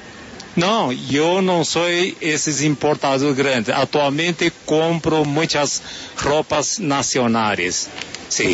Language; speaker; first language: Spanish; non-native, fluent; Chinese